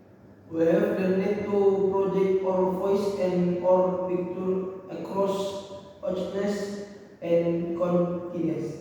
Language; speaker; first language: English; non-native, local second language; Indonesian